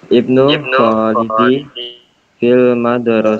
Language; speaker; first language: Arabic; non-native, learner; Indonesian